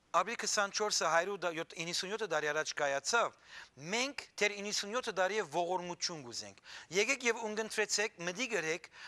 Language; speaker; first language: Armenian; native; Armenian